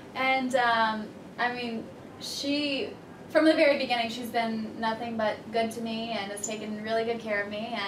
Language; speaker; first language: English; native; English